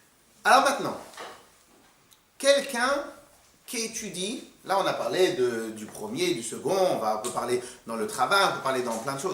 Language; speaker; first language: French; native; French